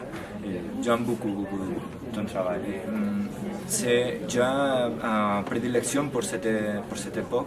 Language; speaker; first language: French; non-native, learner; Spanish